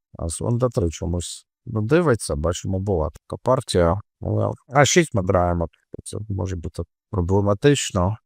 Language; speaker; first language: Ukrainian; non-native, local second language; Russian